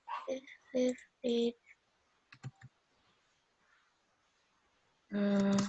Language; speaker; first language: English; non-native, learner; Vietnamese